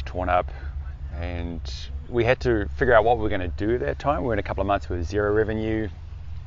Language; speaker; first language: English; native; English